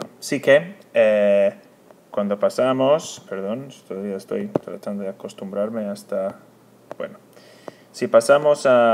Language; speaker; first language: Spanish; non-native, fluent; English